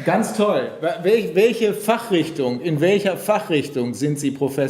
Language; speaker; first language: German; native; German